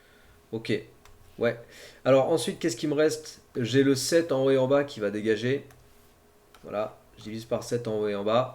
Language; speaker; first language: French; native; French